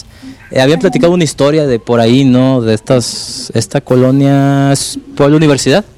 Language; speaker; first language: Spanish; native; Spanish